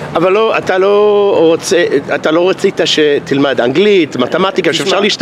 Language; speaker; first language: Hebrew; non-native, fluent; English